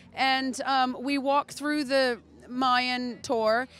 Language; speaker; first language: English; native; English